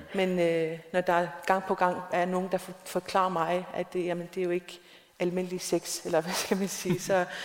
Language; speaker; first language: Danish; non-native, local second language; Kalaallisut